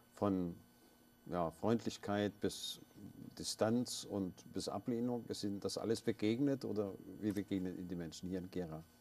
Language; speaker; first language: German; native; German